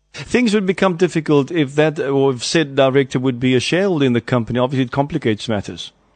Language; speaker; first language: English; non-native, local second language; Afrikaans